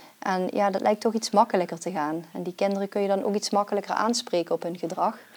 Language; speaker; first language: Dutch; native; Dutch